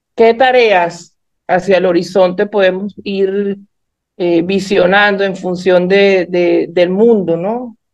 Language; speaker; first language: Spanish; native; Spanish